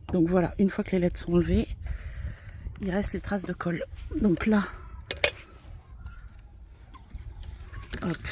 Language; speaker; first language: French; native; French